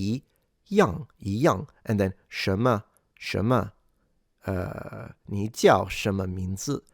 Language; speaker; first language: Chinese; non-native, fluent; Italian